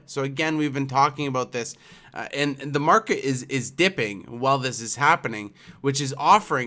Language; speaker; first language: English; native; English